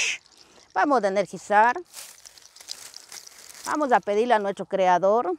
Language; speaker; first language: Spanish; native; Spanish